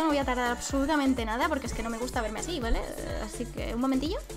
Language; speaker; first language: Spanish; native; Spanish